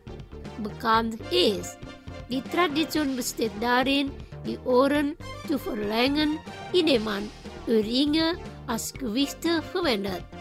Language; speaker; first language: German; non-native, learner; Indonesian